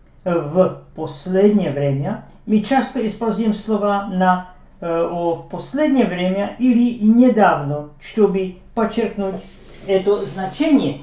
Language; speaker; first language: Russian; non-native, fluent; Slovak